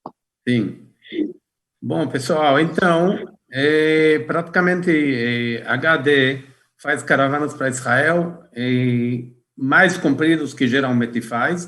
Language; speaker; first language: Portuguese; non-native, fluent; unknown